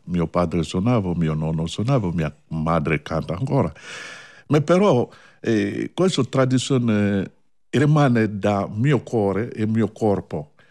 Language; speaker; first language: Italian; non-native, learner; Bambara